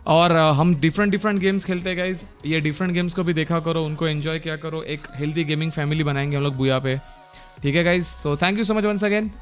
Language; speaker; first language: Hindi; non-native, local second language; Marathi